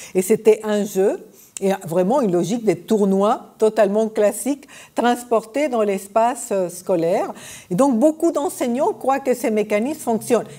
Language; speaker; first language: French; non-native, fluent; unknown